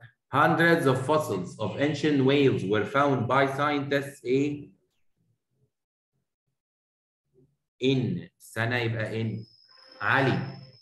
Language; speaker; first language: English; non-native, fluent; Arabic